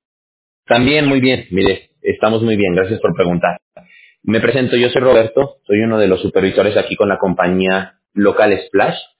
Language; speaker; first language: Spanish; native; Spanish